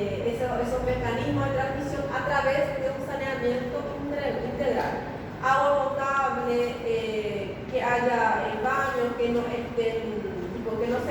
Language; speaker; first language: Spanish; native; Spanish